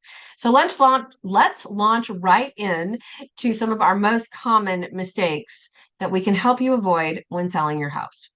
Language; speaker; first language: English; native; English